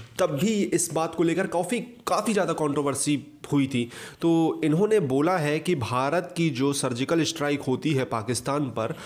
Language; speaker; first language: Hindi; native; Hindi